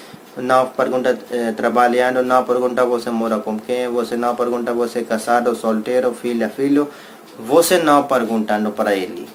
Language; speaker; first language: Portuguese; non-native, learner; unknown